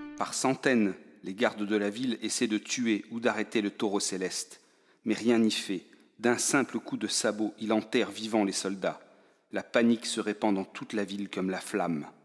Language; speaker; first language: French; native; French